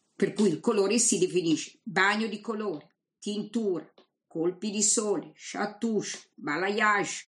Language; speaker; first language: Italian; native; Italian